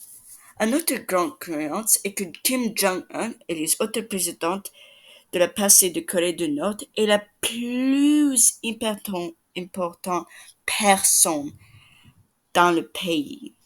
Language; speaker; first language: French; non-native, learner; English